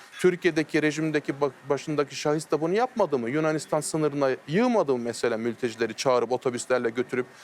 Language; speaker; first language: Turkish; early bilingual, heritage; Turkish